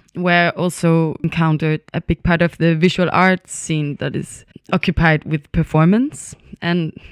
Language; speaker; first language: English; non-native, fluent; Danish